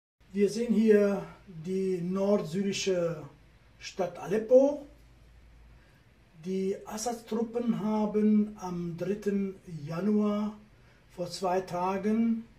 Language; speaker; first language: German; non-native, fluent; Kurdish